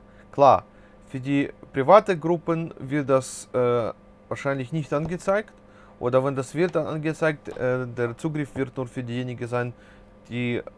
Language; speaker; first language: German; non-native, fluent; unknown